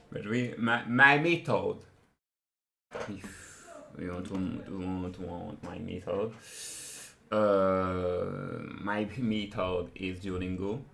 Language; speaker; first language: English; non-native, fluent; French